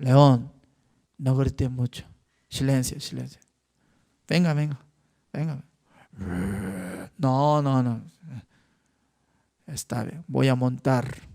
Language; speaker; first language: Spanish; non-native, fluent; Korean